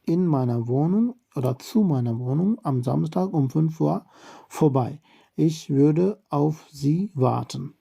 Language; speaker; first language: German; non-native, learner; Urdu